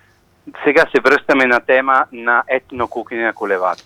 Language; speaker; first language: Bulgarian; non-native, learner; Italian